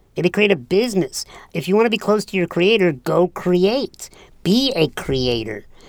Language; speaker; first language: English; native; English